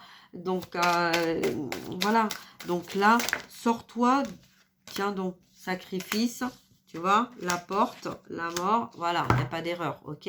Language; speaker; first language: French; native; French